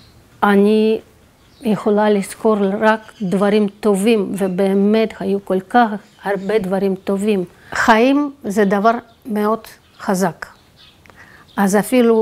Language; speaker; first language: Hebrew; non-native, fluent; Russian